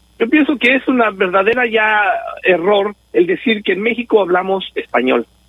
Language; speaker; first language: Spanish; native; Spanish